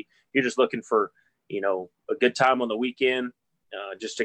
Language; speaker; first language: English; native; English